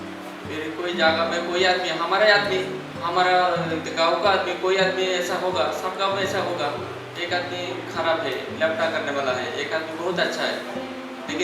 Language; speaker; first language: Hindi; non-native, local second language; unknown